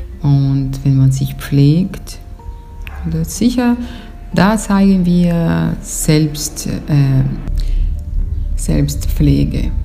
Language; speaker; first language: German; non-native, fluent; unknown